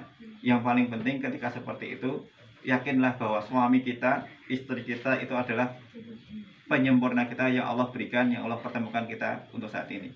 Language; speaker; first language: Indonesian; native; Indonesian